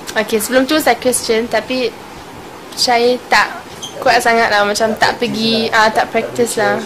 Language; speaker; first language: Malay; non-native, fluent; German